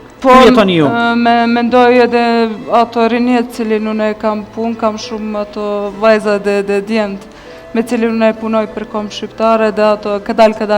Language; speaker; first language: Albanian; non-native, learner; Bosnian